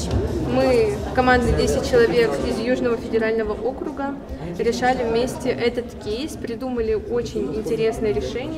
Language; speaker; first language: Russian; native; Russian